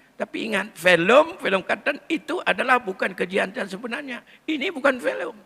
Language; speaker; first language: Malay; non-native, local second language; Achinese